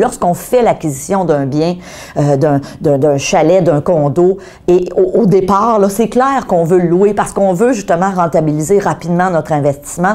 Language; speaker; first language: French; native; French